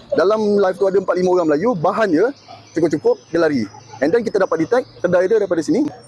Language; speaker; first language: Malay; native; Malay